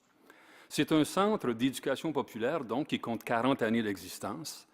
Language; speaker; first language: French; native; French